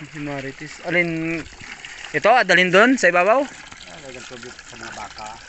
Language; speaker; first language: Filipino; native; Filipino